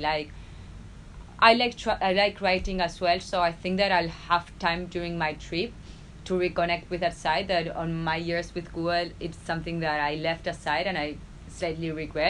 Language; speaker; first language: English; non-native, fluent; Spanish